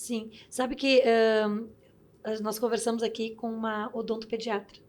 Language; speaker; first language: Portuguese; native; Portuguese